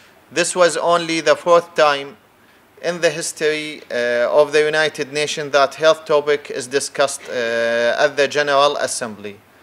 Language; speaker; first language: English; non-native, fluent; Arabic